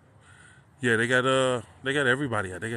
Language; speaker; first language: English; native; English